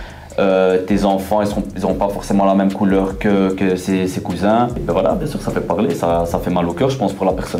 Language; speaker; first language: French; early bilingual, other home language; Arabic